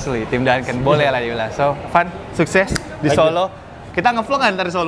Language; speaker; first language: Indonesian; native; Indonesian